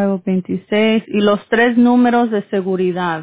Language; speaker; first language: Spanish; early bilingual, heritage; Spanish